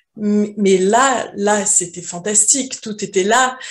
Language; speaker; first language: Portuguese; non-native, fluent; French